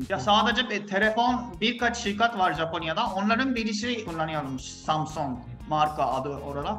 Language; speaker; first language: Turkish; non-native, fluent; Japanese